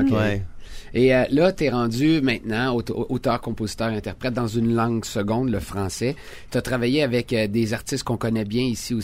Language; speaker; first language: French; native; French